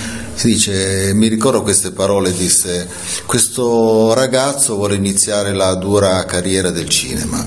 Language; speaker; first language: Italian; native; Italian